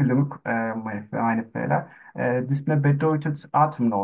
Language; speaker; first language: German; non-native, learner; Turkish